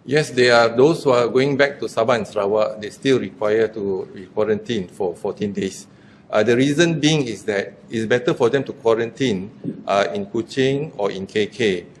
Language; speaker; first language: English; non-native, local second language; Malay